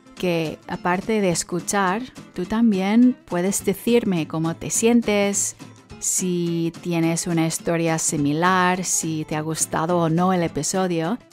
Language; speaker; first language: Spanish; native; Spanish